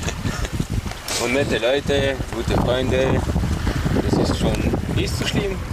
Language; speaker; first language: German; non-native, local second language; French